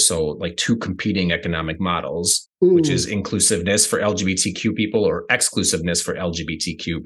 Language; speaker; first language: English; native; English